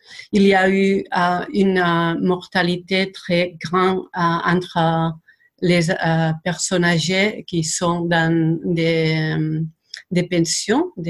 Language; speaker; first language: French; non-native, fluent; Spanish